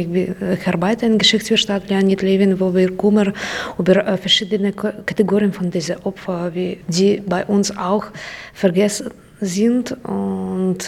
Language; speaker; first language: German; non-native, learner; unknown